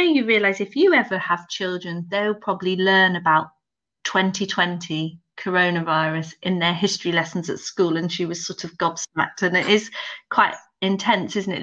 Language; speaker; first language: English; native; English